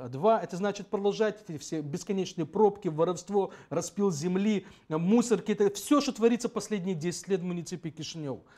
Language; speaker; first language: Russian; native; Russian